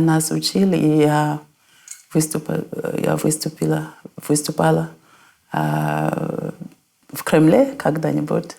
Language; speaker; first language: Russian; non-native, fluent; North Ndebele